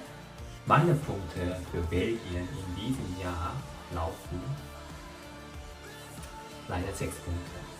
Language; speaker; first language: German; non-native, learner; Korean